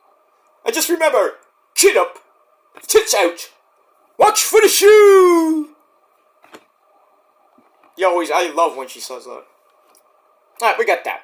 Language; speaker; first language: English; native; English